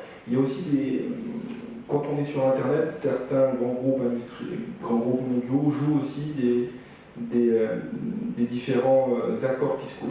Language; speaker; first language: French; native; French